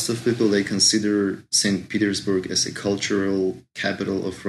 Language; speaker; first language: English; non-native, fluent; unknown